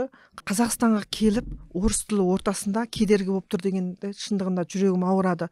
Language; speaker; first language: Kazakh; early bilingual, heritage; Kazakh